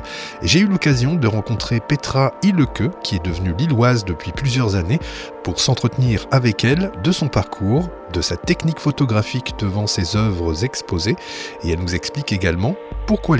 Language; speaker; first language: French; native; French